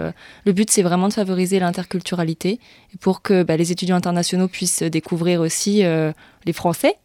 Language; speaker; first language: French; native; French